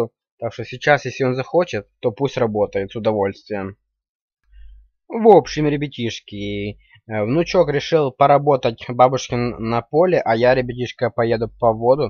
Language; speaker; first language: Russian; native; Russian